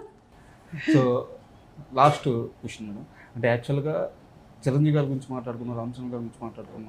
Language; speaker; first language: Telugu; native; Telugu